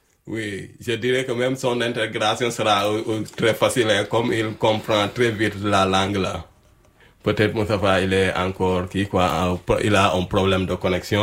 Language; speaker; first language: French; non-native, local second language; Wolof